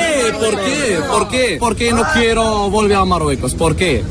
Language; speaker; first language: Spanish; non-native, learner; Arabic